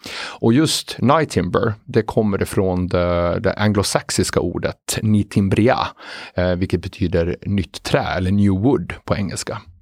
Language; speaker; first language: Swedish; native; Swedish